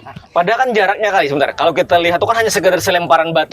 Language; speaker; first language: Indonesian; native; Indonesian